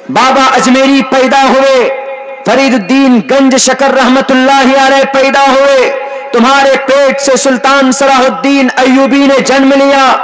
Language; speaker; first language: Urdu; native; Urdu